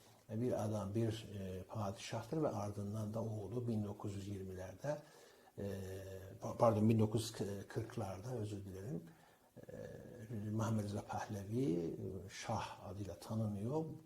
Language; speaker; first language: Turkish; non-native, fluent; Azerbaijani